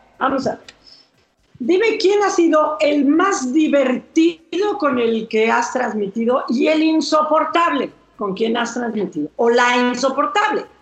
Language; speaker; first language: Spanish; native; Spanish